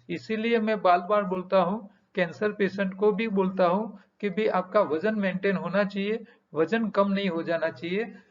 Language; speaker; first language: Hindi; non-native, local second language; Gujarati